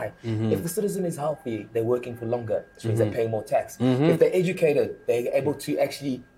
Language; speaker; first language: English; early bilingual, other home language; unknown